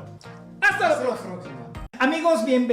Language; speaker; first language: Spanish; native; Spanish